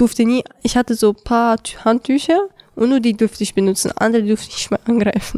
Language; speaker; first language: German; early bilingual, other home language; Chechen